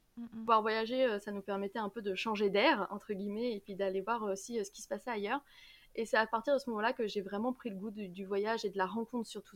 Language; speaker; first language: French; native; French